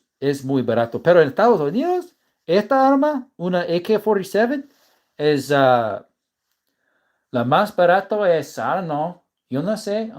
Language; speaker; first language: Spanish; non-native, learner; English